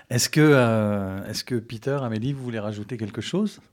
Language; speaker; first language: French; native; French